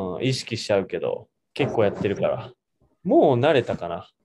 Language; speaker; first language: Japanese; native; Japanese